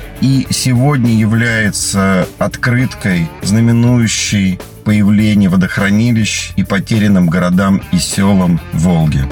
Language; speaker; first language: Russian; native; Russian